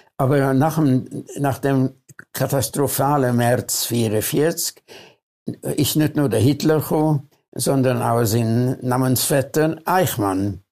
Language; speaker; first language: German; early bilingual, other home language; Hungarian